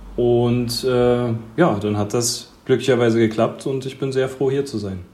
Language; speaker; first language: German; native; German